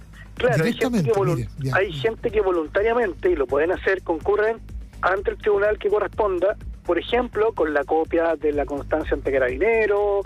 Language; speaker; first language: Spanish; native; Spanish